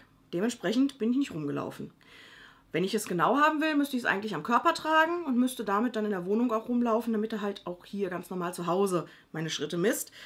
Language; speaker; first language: German; native; German